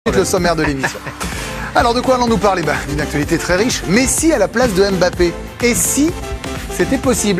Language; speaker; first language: French; native; French